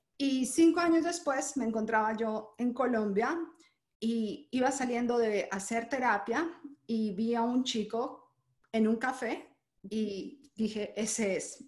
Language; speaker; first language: Spanish; native; Spanish